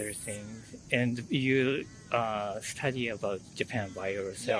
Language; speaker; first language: English; non-native, fluent; Japanese